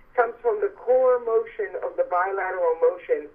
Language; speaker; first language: English; native; English